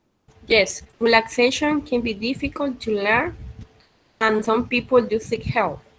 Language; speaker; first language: English; non-native, learner; Spanish